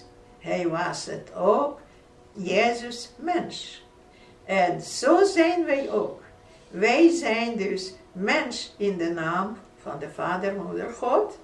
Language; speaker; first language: Dutch; non-native, fluent; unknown